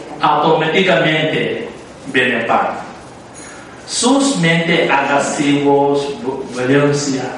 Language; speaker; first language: Spanish; non-native, learner; Tibetan